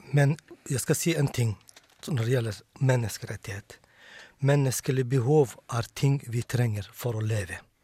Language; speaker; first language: Norwegian; non-native, fluent; Somali